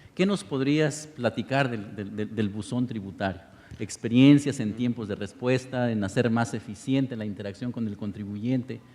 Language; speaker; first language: Spanish; native; Spanish